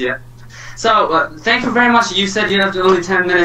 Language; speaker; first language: English; non-native, fluent; Persian